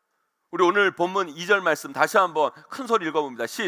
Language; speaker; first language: Korean; native; Korean